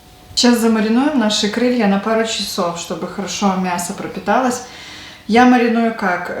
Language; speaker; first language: Russian; native; Russian